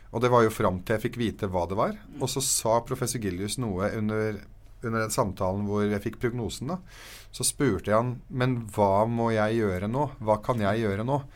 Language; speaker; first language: Norwegian; early bilingual, other home language; Arabic